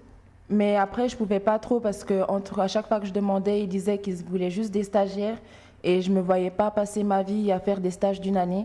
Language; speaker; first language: French; early bilingual, other home language; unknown